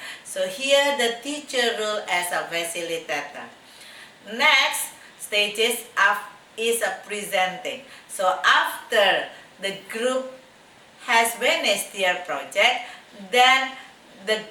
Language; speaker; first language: English; non-native, fluent; Indonesian